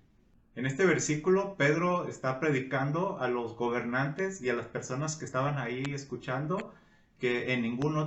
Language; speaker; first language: Spanish; native; Spanish